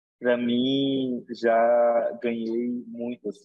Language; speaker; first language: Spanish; non-native, learner; Portuguese